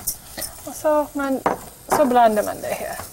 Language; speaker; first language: Swedish; non-native, fluent; English